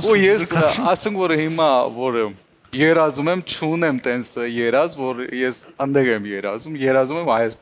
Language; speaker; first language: Armenian; non-native, learner; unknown